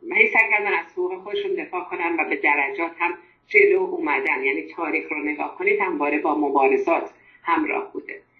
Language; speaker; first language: Persian; non-native, local second language; Azerbaijani